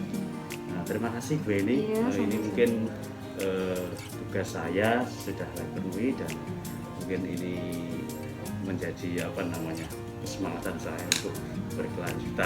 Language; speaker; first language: Indonesian; native; Indonesian